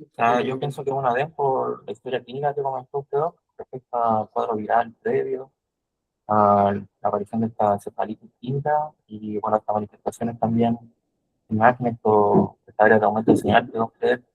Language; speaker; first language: Spanish; native; Spanish